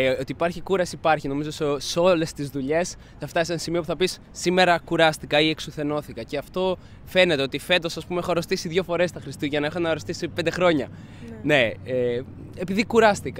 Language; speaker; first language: Greek; native; Greek